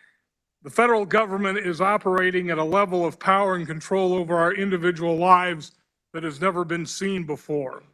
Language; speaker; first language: English; native; English